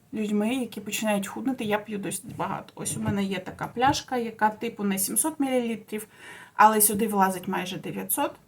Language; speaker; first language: Ukrainian; non-native, local second language; Russian